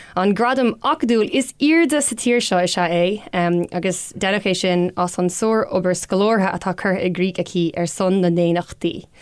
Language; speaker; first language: Irish; non-native, local second language; English